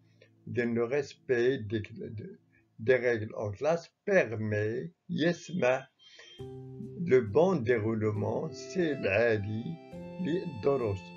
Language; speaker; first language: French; non-native, fluent; Arabic